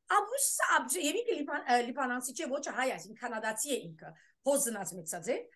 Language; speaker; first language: Armenian; early bilingual, heritage; Armenian